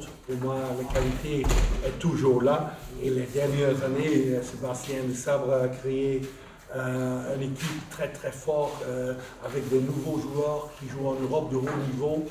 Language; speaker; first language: French; non-native, fluent; Dutch